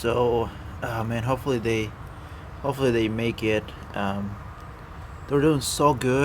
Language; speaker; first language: English; non-native, fluent; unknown